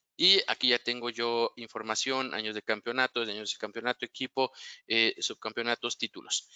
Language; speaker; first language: Spanish; native; Spanish